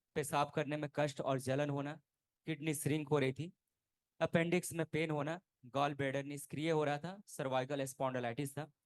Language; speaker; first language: Hindi; native; Hindi